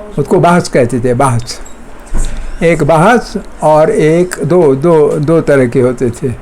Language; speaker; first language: Urdu; non-native, local second language; Kashmiri